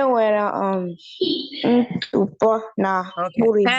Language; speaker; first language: Igbo; non-native, learner; English